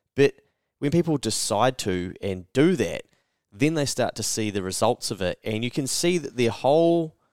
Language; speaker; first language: English; native; English